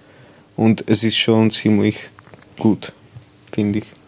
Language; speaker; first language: German; non-native, local second language; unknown